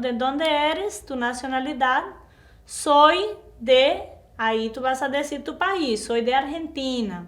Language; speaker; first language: Spanish; non-native, fluent; Portuguese